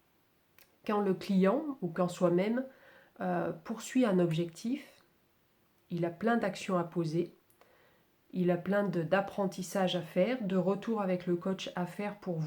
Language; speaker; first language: French; native; French